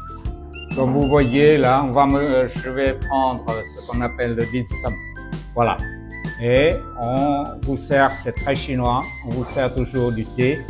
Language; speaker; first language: French; non-native, fluent; Vietnamese